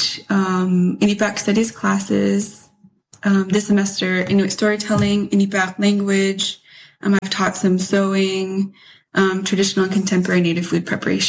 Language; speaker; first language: English; native; English